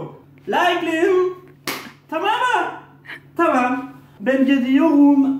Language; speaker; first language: Turkish; non-native, learner; French